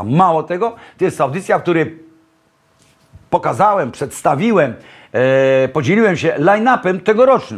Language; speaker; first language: Polish; native; Polish